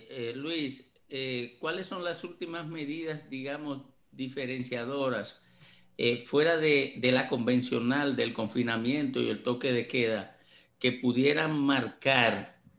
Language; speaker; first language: Spanish; native; Spanish